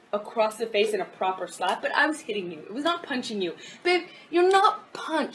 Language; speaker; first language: English; native; English